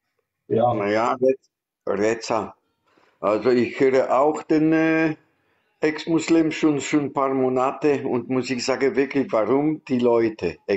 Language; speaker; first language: German; non-native, learner; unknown